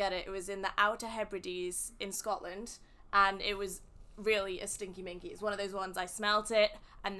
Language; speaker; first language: English; native; English